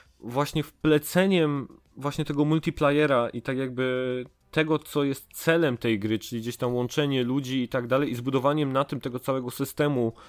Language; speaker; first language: Polish; native; Polish